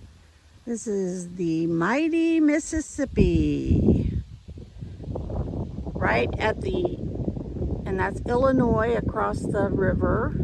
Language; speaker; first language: English; native; English